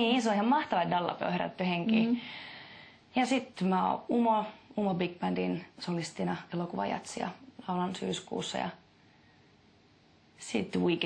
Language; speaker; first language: Finnish; native; Finnish